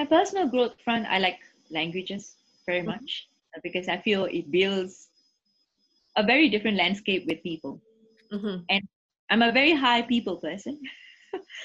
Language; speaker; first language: English; native; English